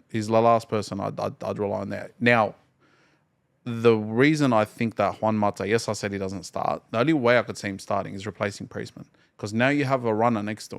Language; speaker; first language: English; native; English